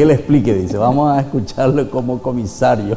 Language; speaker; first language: Spanish; native; Spanish